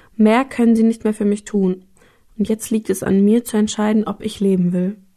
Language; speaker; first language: German; native; German